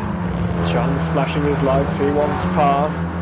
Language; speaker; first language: English; native; English